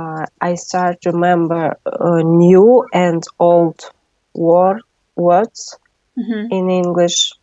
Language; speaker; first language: English; non-native, learner; Russian